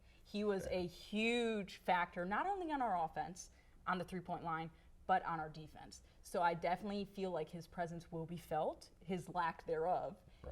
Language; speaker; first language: English; native; English